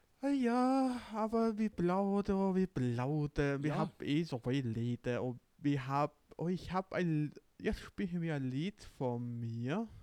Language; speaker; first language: German; non-native, learner; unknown